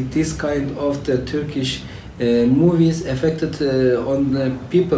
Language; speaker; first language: English; non-native, fluent; Turkish